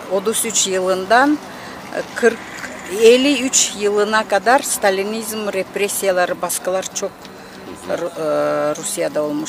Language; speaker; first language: Turkish; non-native, learner; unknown